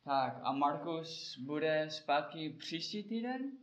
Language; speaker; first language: Czech; non-native, learner; English